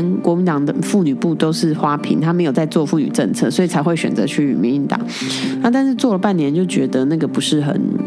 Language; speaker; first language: Chinese; native; Chinese